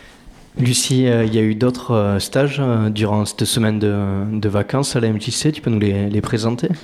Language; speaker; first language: French; native; French